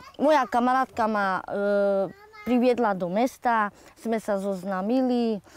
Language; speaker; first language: Slovak; non-native, local second language; Romany